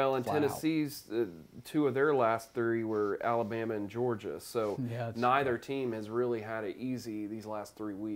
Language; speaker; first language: English; native; English